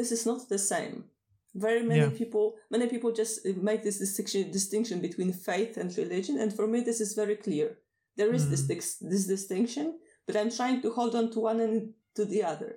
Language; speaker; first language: English; non-native, fluent; Polish